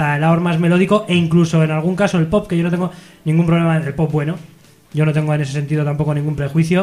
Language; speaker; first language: Spanish; native; Spanish